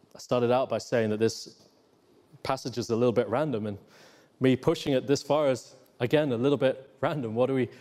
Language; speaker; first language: English; native; English